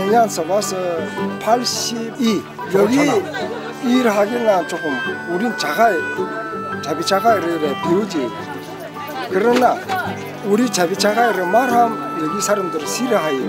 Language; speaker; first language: Korean; early bilingual, heritage; Russian